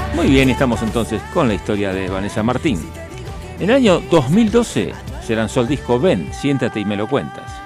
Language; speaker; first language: Spanish; native; Spanish